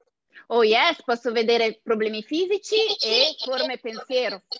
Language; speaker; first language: Italian; native; Italian